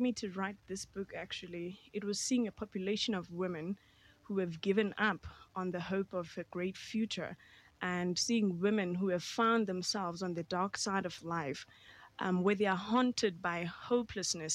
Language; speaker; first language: English; non-native, local second language; Xhosa